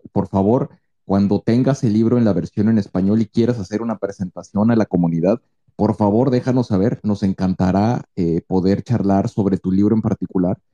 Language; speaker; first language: Spanish; native; Spanish